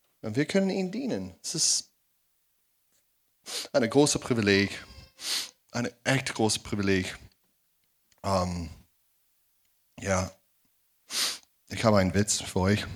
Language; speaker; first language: German; non-native, fluent; English